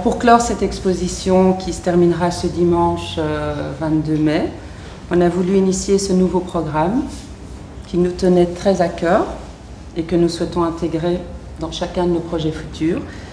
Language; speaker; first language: French; native; French